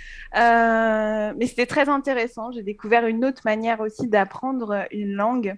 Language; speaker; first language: French; native; French